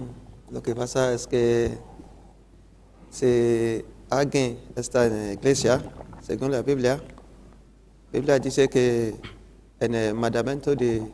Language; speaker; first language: Spanish; non-native, learner; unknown